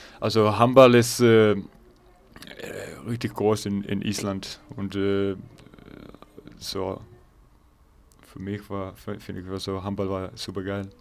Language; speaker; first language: German; non-native, fluent; Icelandic